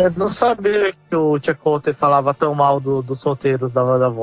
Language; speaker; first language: Portuguese; native; Portuguese